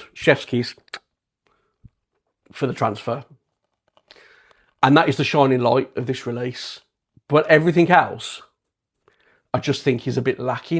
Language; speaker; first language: English; native; English